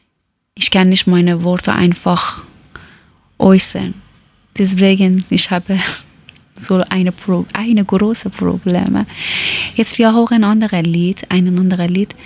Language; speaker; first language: German; non-native, learner; Persian